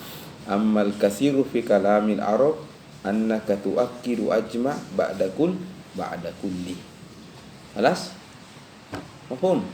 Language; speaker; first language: Arabic; non-native, fluent; Indonesian